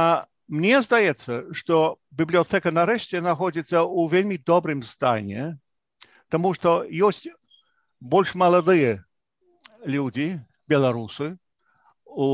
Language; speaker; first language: Belarusian; non-native, fluent; English